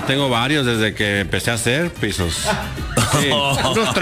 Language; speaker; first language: Spanish; native; Spanish